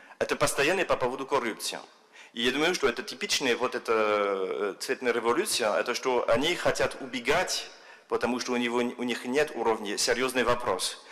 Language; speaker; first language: Russian; non-native, fluent; French